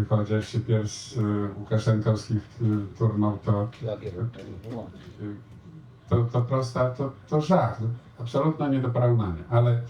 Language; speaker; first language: Polish; non-native, learner; Belarusian